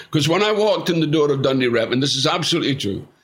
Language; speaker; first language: English; native; English